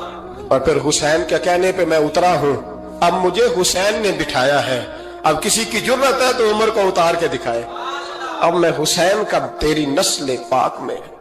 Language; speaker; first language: Urdu; native; Urdu